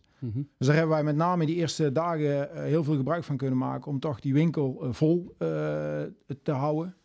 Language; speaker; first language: Dutch; native; Dutch